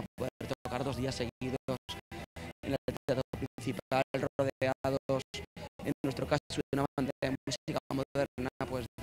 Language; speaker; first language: Spanish; native; Spanish